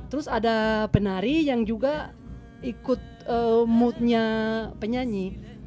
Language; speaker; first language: Indonesian; non-native, fluent; Spanish